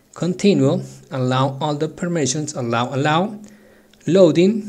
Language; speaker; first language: English; non-native, fluent; Spanish